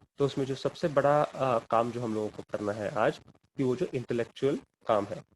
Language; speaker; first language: Urdu; non-native, local second language; Kannada